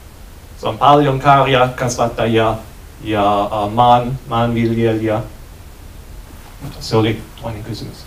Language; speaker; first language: Finnish; non-native, learner; German